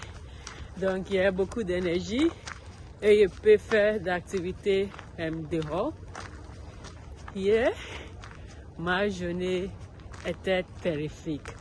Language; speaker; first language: French; non-native, learner; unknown